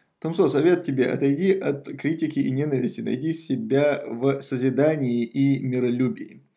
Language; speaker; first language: Russian; non-native, local second language; Chechen